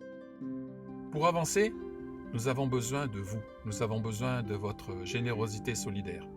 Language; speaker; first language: French; native; French